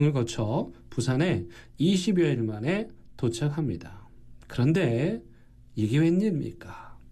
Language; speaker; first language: Korean; native; Korean